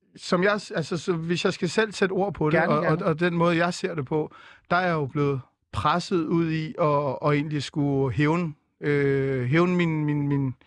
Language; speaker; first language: Danish; native; Danish